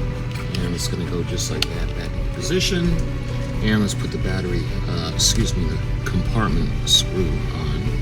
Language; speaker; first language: English; native; English